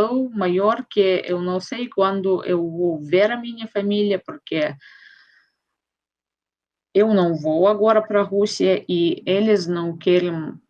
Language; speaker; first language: Portuguese; non-native, fluent; Russian